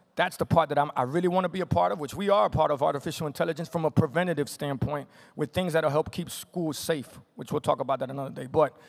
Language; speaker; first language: English; native; English